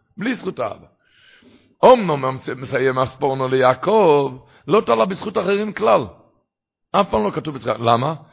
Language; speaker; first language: Hebrew; non-native, local second language; Yiddish